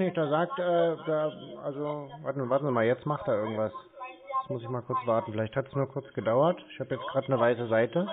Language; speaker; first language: German; native; German